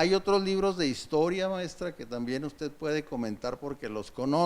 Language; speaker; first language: Spanish; native; Spanish